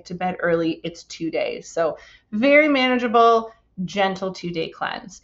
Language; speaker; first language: English; native; English